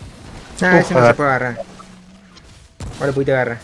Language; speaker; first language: Spanish; native; Spanish